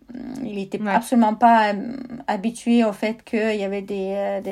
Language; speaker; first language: French; non-native, fluent; Russian